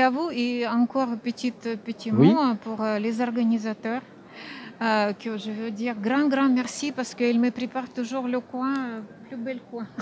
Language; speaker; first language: French; non-native, fluent; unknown